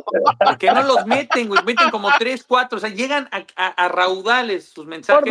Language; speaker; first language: Spanish; native; Spanish